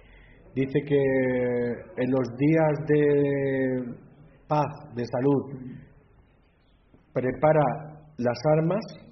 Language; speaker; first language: Spanish; native; Spanish